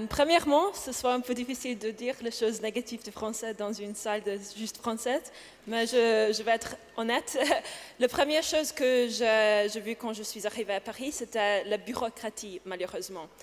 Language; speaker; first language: French; non-native, learner; English